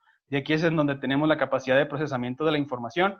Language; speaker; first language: Spanish; native; Spanish